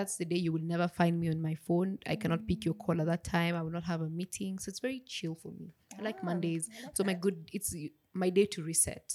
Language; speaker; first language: English; non-native, local second language; Swahili